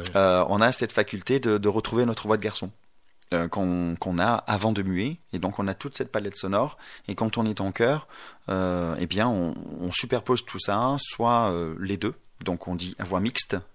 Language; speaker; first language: French; native; French